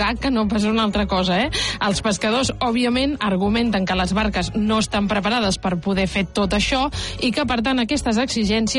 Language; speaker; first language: Catalan; native; Catalan